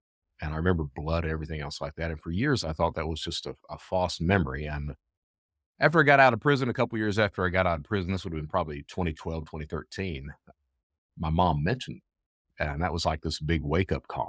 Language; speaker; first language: English; native; English